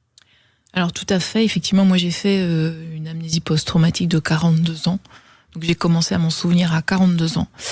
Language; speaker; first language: French; native; French